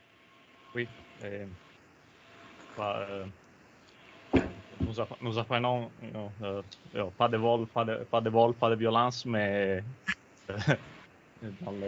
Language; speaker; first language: French; non-native, learner; Italian